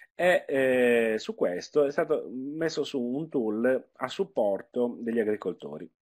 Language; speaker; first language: Italian; native; Italian